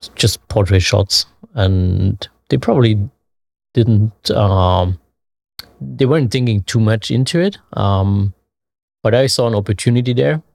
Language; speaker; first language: English; non-native, fluent; German